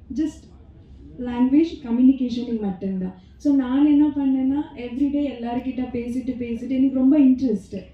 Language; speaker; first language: Tamil; non-native, local second language; Kannada